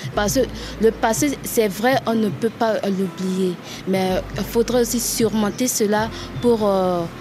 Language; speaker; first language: French; non-native, local second language; Sango